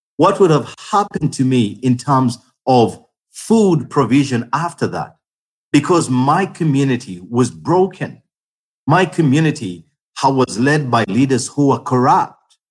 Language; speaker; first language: English; non-native, local second language; Ganda